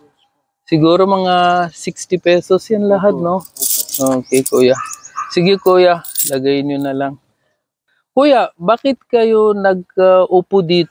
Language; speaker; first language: Filipino; non-native, learner; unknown